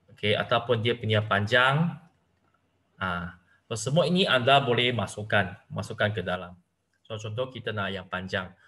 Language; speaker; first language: Malay; non-native, local second language; Chinese